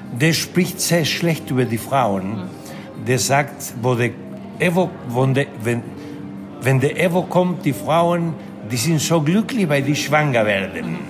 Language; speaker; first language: German; non-native, fluent; Spanish